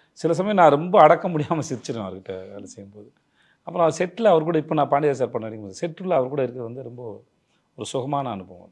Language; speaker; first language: Tamil; native; Tamil